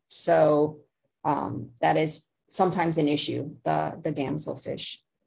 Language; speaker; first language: English; native; English